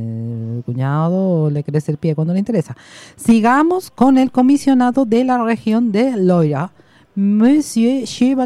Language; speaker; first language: Spanish; native; Spanish